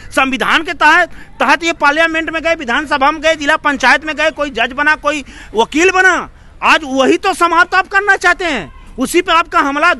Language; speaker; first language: Hindi; native; Hindi